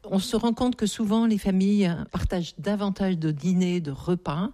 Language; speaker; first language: French; native; French